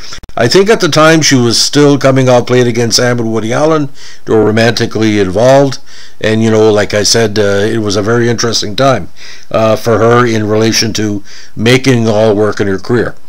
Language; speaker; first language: English; native; English